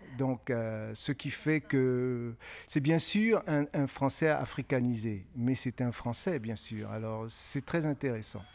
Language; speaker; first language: French; non-native, local second language; Kinyarwanda